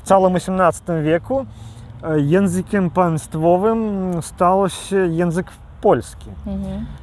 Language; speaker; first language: Polish; non-native, local second language; Belarusian